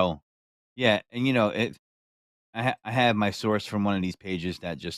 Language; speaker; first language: English; native; English